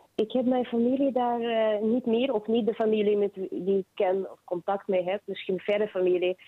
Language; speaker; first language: Dutch; non-native, fluent; Ukrainian